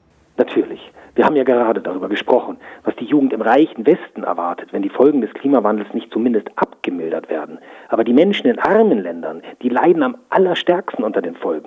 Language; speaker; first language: German; native; German